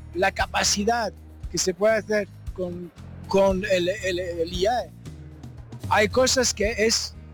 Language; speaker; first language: Spanish; early bilingual, heritage; French